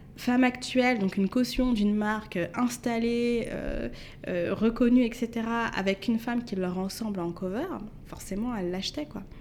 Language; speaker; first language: French; native; French